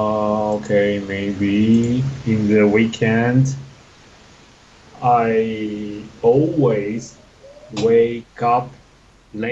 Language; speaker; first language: English; non-native, learner; Chinese